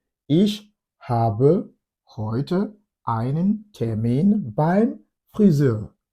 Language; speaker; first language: German; non-native, fluent; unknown